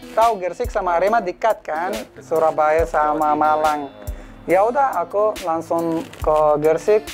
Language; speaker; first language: Indonesian; non-native, fluent; Arabic